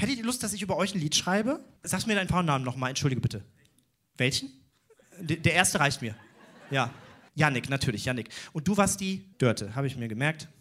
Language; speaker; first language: German; native; German